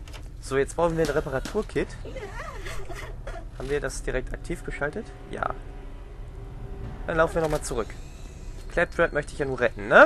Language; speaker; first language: German; native; German